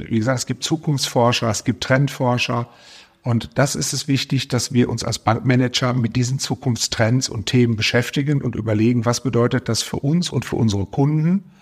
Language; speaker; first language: German; native; German